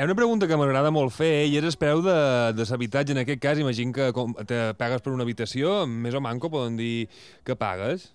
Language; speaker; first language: Catalan; native; Catalan